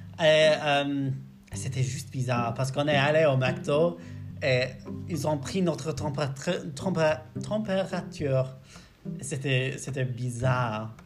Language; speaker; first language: French; non-native, learner; English